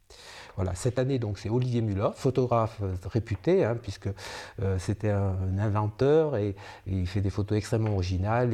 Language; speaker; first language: French; native; French